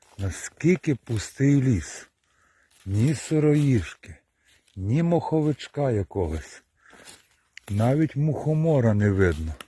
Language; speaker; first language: Ukrainian; native; Ukrainian